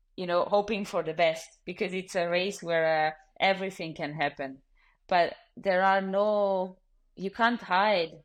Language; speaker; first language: English; non-native, fluent; Italian